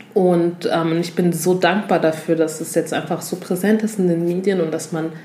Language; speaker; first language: German; native; German